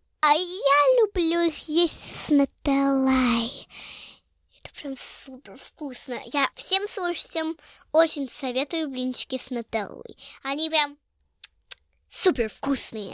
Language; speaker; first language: Russian; early bilingual, heritage; Russian